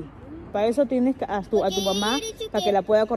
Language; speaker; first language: Spanish; native; Spanish